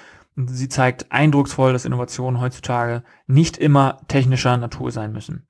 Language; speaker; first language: German; native; German